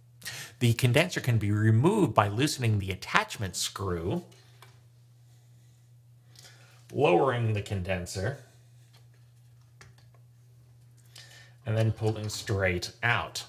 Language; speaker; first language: English; native; English